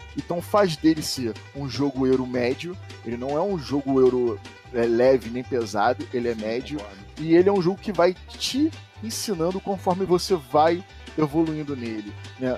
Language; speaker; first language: Portuguese; native; Portuguese